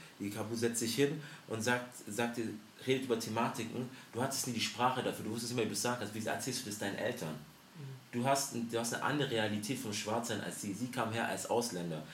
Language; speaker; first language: German; early bilingual, other home language; French